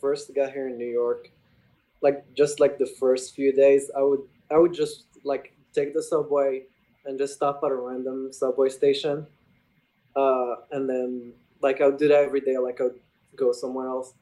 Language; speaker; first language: English; non-native, fluent; Arabic